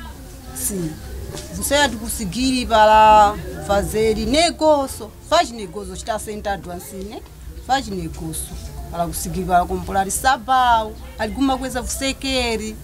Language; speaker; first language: Portuguese; non-native, learner; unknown